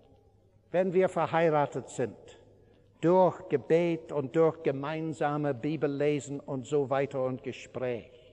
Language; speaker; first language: German; non-native, fluent; English